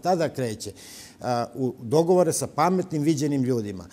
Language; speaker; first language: Serbian; native; Serbian